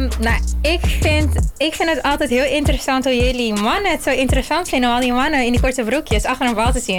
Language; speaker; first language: Dutch; native; Dutch